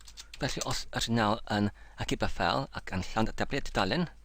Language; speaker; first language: Welsh; non-native, learner; English